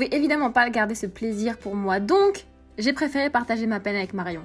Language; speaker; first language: French; early bilingual, other home language; Arabic